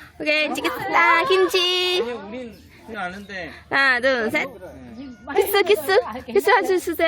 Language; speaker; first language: Korean; non-native, learner; Vietnamese